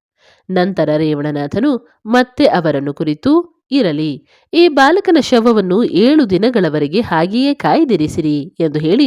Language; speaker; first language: Kannada; native; Kannada